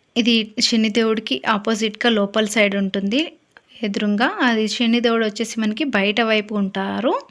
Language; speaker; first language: Telugu; native; Telugu